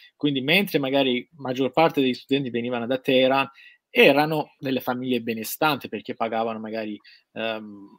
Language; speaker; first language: Italian; non-native, fluent; Persian